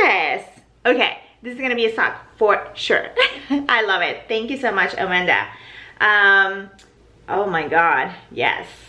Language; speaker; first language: English; non-native, fluent; Spanish